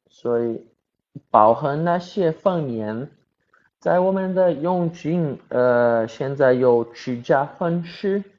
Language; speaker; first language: Chinese; non-native, learner; Portuguese